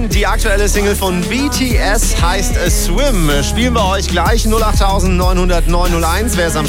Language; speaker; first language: German; native; German